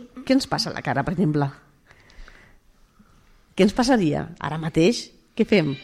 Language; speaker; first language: Catalan; native; Catalan